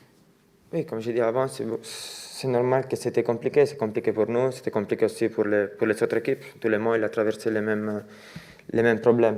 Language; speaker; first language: French; non-native, fluent; Italian